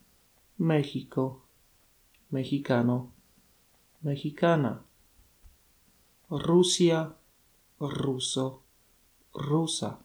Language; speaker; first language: Spanish; non-native, fluent; Polish